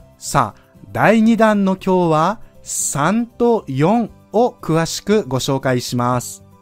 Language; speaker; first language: Japanese; native; Japanese